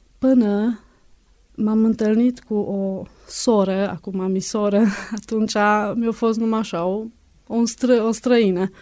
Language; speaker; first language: Romanian; non-native, local second language; Hungarian